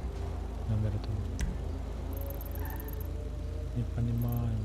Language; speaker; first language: Russian; non-native, learner; Kara-Kalpak